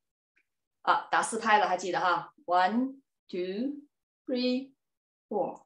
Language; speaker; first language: Chinese; native; Chinese